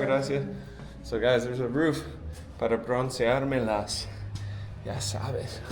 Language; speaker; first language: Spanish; non-native, fluent; English